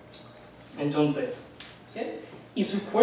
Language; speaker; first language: Spanish; non-native, fluent; English